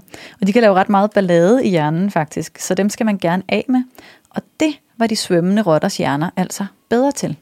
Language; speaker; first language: Danish; native; Danish